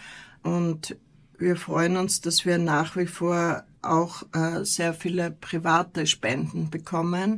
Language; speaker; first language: German; native; German